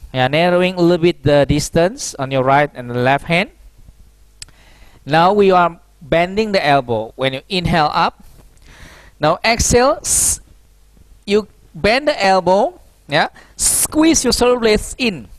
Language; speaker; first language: English; non-native, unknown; Indonesian